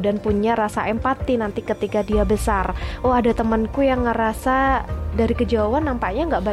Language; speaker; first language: Indonesian; native; Indonesian